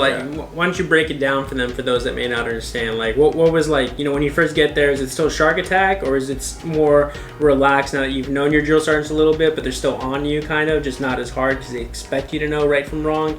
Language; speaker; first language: English; native; English